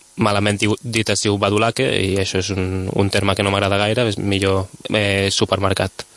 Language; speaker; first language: Catalan; non-native, local second language; Spanish